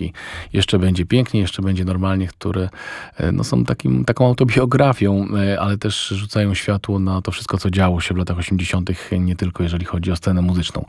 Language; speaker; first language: Polish; native; Polish